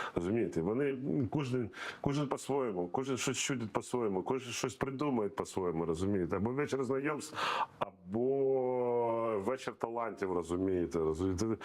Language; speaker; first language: Ukrainian; non-native, local second language; Russian